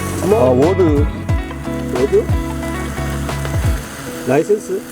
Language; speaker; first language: English; non-native, learner; Korean